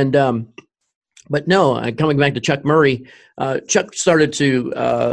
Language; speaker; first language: English; native; English